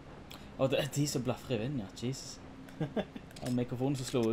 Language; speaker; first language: Norwegian; native; Norwegian